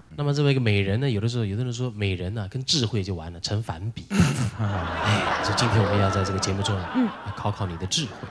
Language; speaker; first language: Chinese; native; Chinese